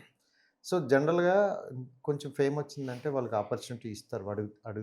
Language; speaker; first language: Telugu; native; Telugu